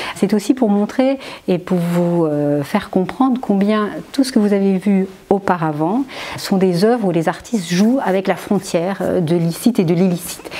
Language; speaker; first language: French; native; French